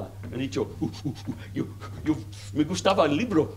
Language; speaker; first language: Spanish; non-native, learner; English